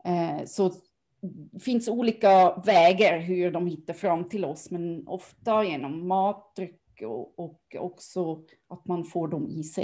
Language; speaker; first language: Swedish; non-native, fluent; German